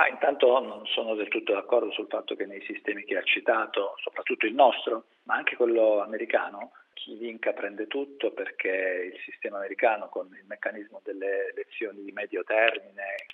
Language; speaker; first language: Italian; native; Italian